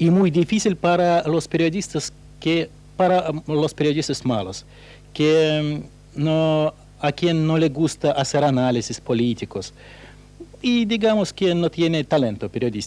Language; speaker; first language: Spanish; non-native, fluent; Russian